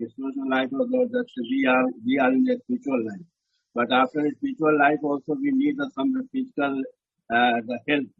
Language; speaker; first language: English; non-native, learner; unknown